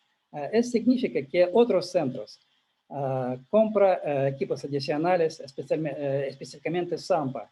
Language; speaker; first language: Spanish; non-native, learner; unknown